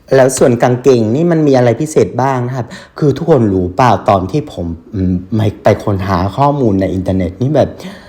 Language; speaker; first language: Thai; non-native, fluent; Vietnamese